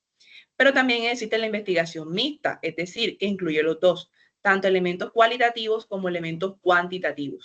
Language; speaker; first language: Spanish; native; Spanish